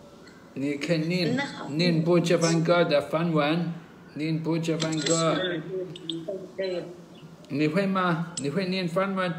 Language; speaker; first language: Chinese; non-native, learner; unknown